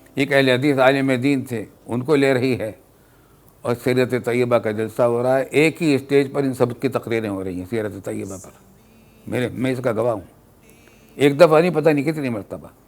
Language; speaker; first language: Urdu; native; Urdu